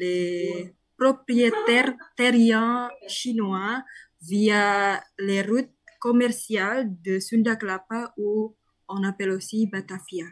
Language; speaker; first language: French; non-native, learner; Indonesian